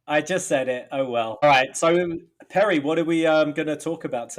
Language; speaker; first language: English; native; English